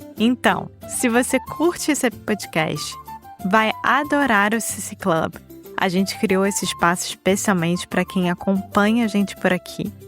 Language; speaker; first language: Portuguese; native; Portuguese